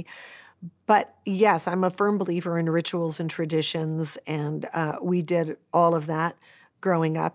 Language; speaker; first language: English; native; English